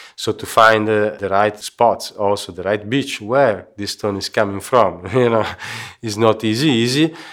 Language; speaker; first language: English; non-native, fluent; Italian